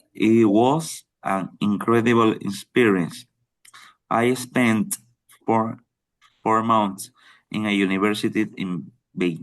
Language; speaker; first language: English; non-native, learner; Spanish